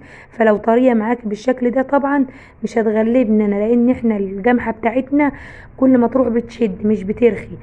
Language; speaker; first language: Arabic; native; Arabic